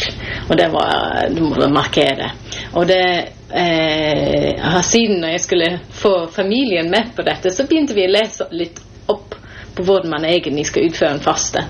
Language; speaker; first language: Norwegian; non-native, fluent; English